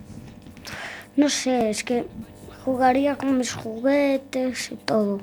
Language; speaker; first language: Spanish; early bilingual, other home language; Ukrainian